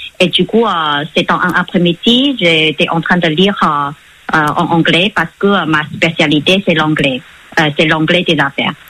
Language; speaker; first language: French; non-native, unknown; Chinese